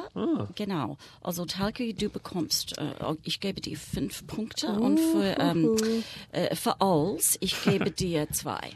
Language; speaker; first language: German; non-native, fluent; English